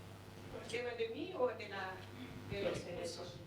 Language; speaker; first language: Spanish; non-native, learner; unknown